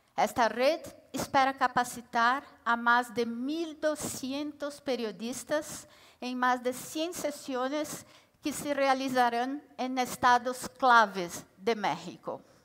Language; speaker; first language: Spanish; non-native, fluent; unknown